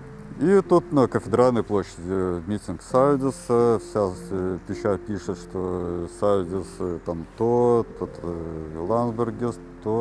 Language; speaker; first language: Russian; native; Russian